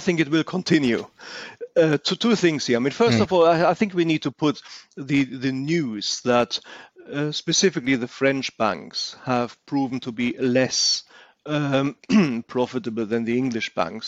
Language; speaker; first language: English; non-native, fluent; German